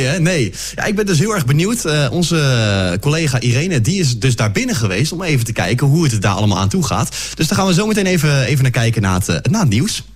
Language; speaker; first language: Dutch; native; Dutch